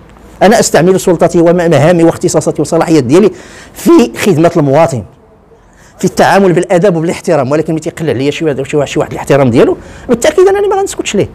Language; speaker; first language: Arabic; native; Arabic